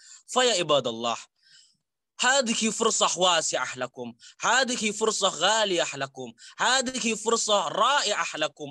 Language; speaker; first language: Arabic; non-native, fluent; Indonesian